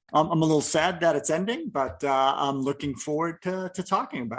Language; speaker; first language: English; native; English